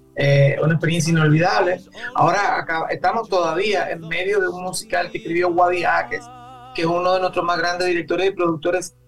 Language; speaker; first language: Spanish; native; Spanish